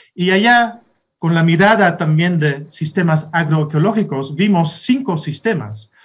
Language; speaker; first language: Spanish; non-native, fluent; Dutch